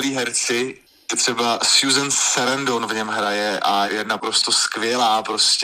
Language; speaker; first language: Czech; native; Czech